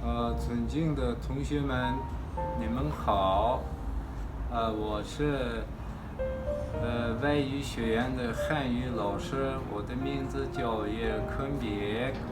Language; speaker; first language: Chinese; non-native, fluent; Kazakh